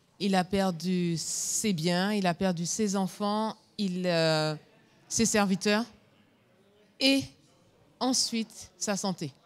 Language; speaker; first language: French; native; French